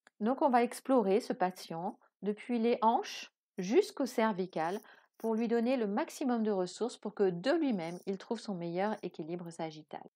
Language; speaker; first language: French; native; French